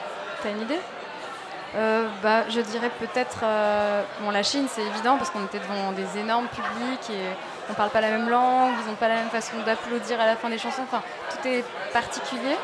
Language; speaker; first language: French; native; French